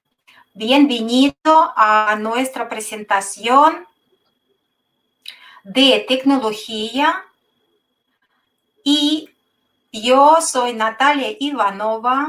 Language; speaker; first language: Spanish; non-native, fluent; Russian